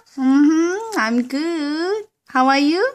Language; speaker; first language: English; non-native, learner; Korean